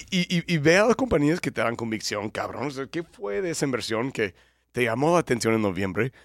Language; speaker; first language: Spanish; non-native, fluent; English